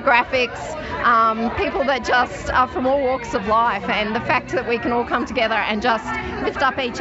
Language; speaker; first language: English; native; English